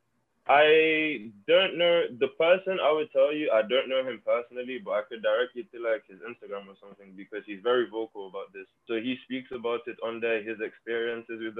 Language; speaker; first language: English; non-native, local second language; Yoruba